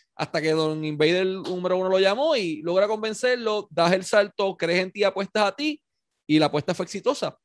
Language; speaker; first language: Spanish; native; Spanish